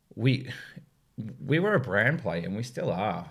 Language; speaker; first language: English; native; English